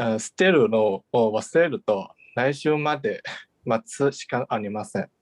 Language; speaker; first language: Japanese; non-native, learner; Chinese